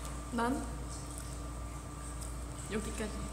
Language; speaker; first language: Korean; non-native, fluent; Thai